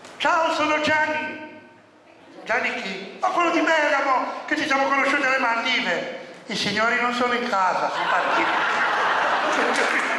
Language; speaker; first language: Italian; native; Italian